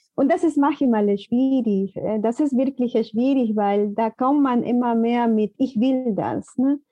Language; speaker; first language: German; non-native, fluent; Spanish